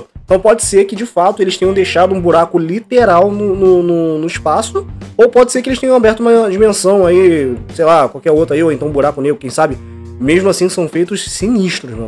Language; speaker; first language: Portuguese; native; Portuguese